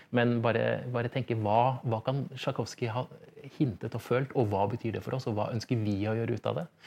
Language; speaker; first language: Norwegian; native; Norwegian